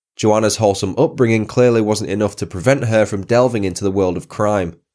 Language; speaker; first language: English; native; English